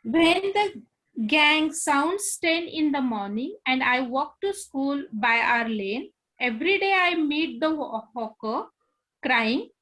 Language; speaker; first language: English; non-native, local second language; Marathi